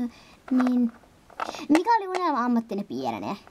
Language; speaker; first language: Finnish; native; Finnish